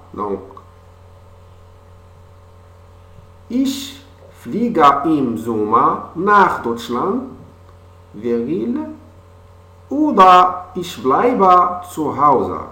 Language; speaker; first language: German; non-native, fluent; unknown